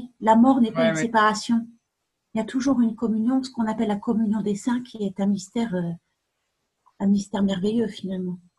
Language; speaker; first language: French; native; French